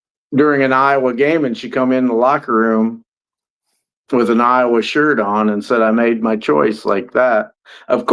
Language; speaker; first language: English; native; English